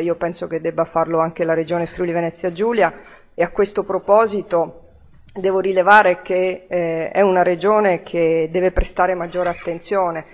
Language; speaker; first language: Italian; native; Italian